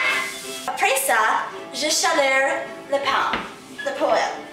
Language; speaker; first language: French; non-native, learner; English